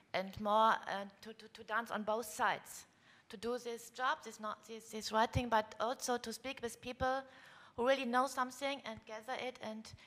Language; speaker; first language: English; non-native, fluent; German